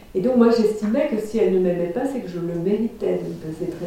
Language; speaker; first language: French; native; French